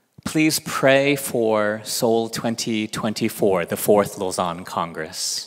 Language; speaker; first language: English; early bilingual, other home language; Korean